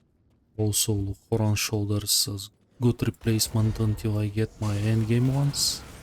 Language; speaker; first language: English; non-native, fluent; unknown